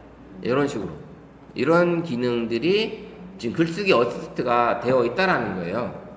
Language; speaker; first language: Korean; native; Korean